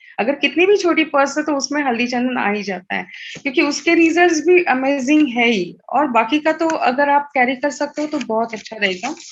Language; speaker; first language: Hindi; non-native, local second language; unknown